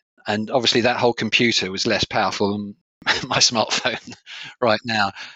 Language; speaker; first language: English; native; English